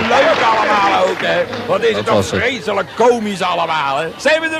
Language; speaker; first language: Dutch; native; Dutch